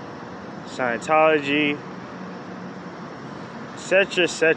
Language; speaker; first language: English; native; English